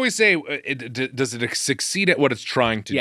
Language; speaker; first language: English; native; English